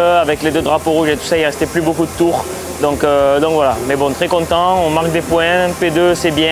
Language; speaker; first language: French; native; French